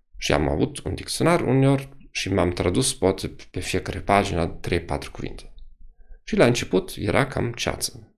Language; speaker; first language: Romanian; non-native, fluent; German